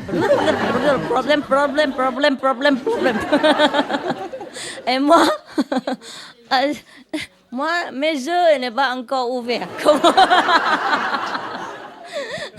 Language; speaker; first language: French; non-native, learner; Vietnamese